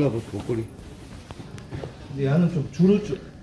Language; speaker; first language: Korean; native; Korean